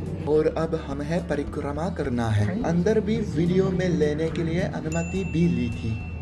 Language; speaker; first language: Hindi; non-native, fluent; Japanese